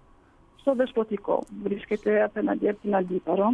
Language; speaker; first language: Greek; early bilingual, heritage; Greek